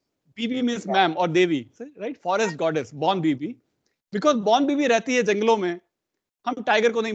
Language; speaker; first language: English; non-native, local second language; Hindi